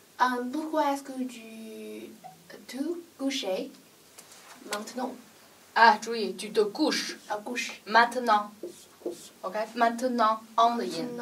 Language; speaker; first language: French; non-native, learner; Chinese